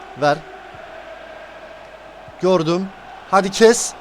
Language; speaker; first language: Turkish; native; Turkish